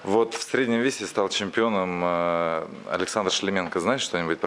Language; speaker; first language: Russian; native; Russian